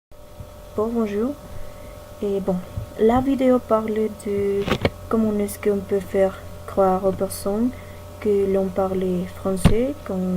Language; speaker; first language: French; non-native, learner; Spanish